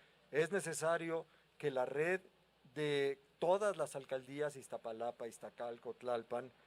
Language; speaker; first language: Spanish; native; Spanish